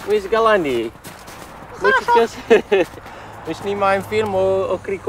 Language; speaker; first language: Russian; non-native, fluent; Dutch